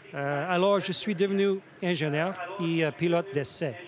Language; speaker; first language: French; non-native, fluent; English